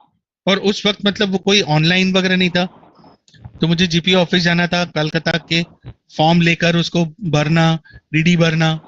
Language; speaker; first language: Hindi; native; Hindi